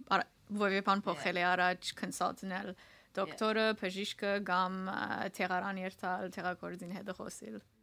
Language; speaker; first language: Armenian; early bilingual, heritage; Armenian